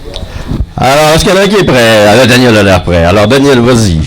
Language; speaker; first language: French; native; French